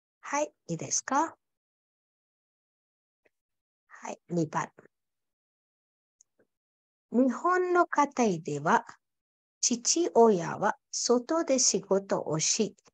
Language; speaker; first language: Japanese; non-native, fluent; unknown